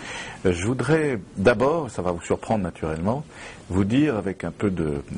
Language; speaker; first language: French; native; French